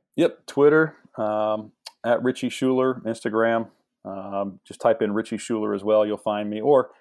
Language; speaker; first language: English; native; English